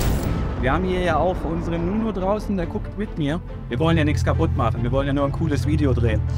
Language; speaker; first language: German; native; German